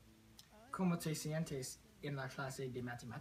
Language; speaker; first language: Spanish; non-native, learner; English